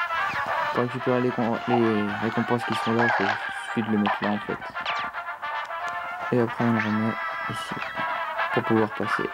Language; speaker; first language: French; native; French